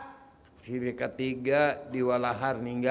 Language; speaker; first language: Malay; non-native, local second language; Sundanese